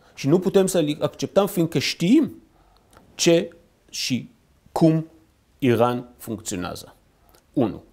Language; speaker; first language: Romanian; non-native, fluent; Hebrew